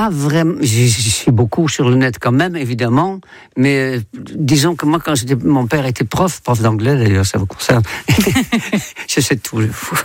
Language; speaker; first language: French; non-native, fluent; Dutch